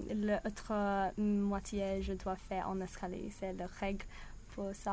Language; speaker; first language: French; non-native, learner; English